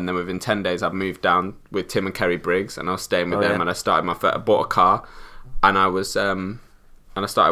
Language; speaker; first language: English; native; English